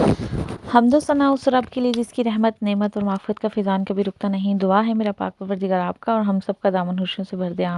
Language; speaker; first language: Hindi; native; Hindi